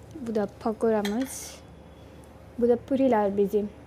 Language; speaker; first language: Turkish; non-native, learner; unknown